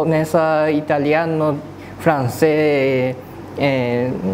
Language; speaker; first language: Spanish; non-native, local second language; Japanese